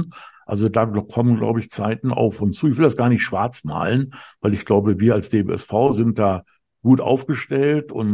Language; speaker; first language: German; native; German